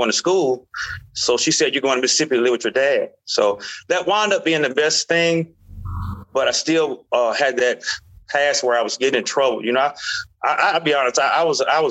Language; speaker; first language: English; native; English